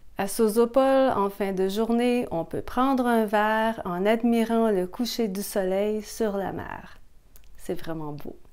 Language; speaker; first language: French; native; French